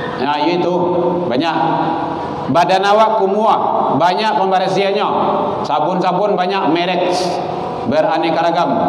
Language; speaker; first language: Malay; non-native, local second language; Minangkabau